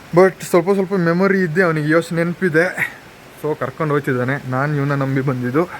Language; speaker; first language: Kannada; non-native, local second language; Kodava